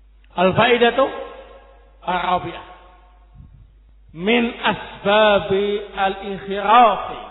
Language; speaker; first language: Arabic; non-native, fluent; Indonesian